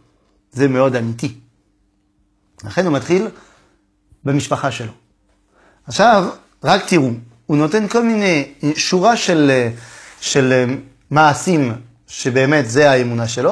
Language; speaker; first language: Hebrew; non-native, fluent; French